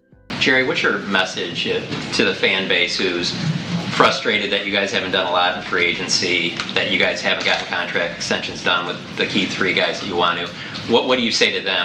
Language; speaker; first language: English; native; English